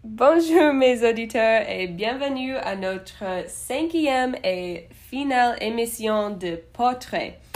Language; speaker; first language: French; non-native, learner; English